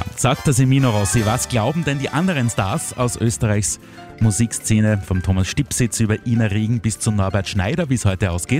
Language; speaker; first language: German; native; German